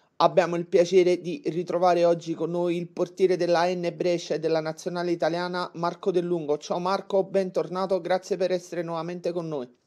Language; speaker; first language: Italian; native; Italian